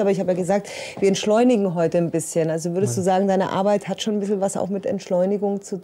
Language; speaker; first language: German; native; German